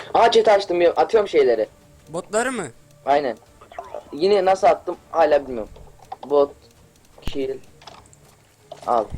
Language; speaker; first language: Turkish; native; Turkish